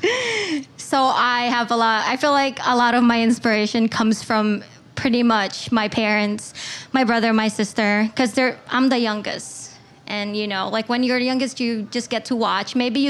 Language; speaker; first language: English; non-native, local second language; Filipino